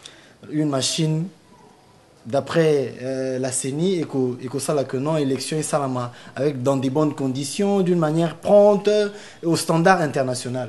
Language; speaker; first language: French; non-native, local second language; Lingala